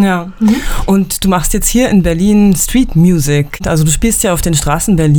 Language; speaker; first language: German; native; German